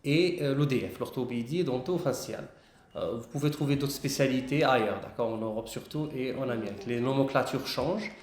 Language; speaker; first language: French; non-native, local second language; Arabic